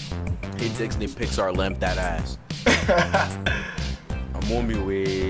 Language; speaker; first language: English; native; English